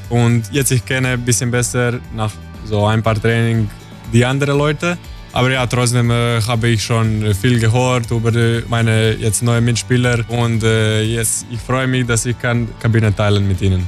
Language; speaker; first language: German; non-native, learner; Croatian